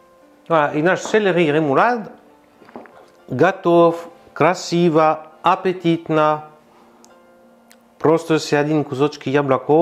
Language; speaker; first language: Russian; non-native, learner; French